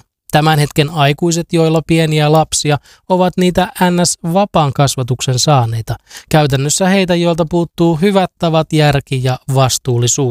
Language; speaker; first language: Finnish; native; Finnish